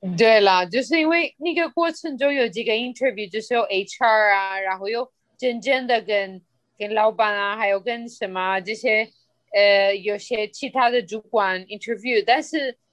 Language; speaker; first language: Chinese; non-native, fluent; Spanish